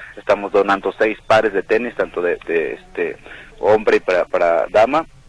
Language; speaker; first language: Spanish; non-native, local second language; Nahuatl languages